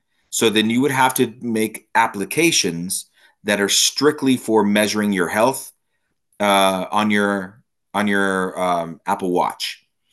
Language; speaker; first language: English; native; English